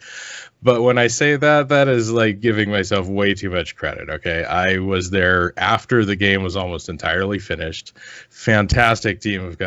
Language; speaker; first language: English; native; English